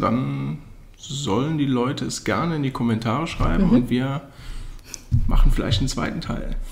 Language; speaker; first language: German; native; German